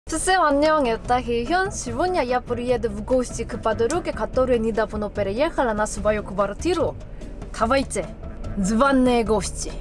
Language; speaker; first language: Russian; non-native, fluent; Korean